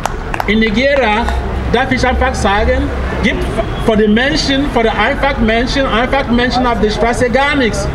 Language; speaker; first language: German; non-native, fluent; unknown